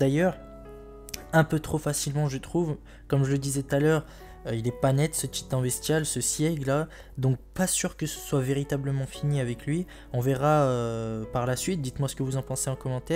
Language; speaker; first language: French; native; French